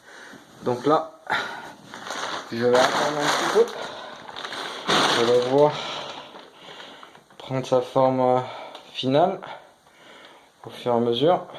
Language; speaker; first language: French; native; French